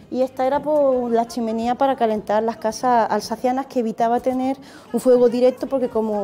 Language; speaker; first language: Spanish; native; Spanish